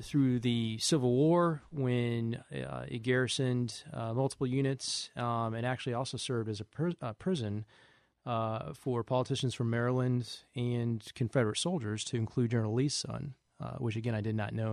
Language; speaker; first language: English; native; English